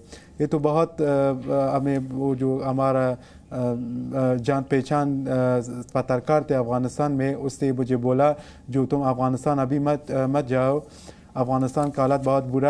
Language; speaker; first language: Hindi; non-native, learner; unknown